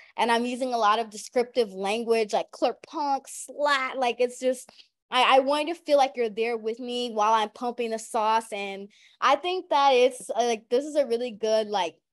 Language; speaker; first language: English; native; English